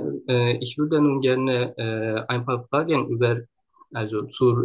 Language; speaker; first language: German; non-native, learner; Turkish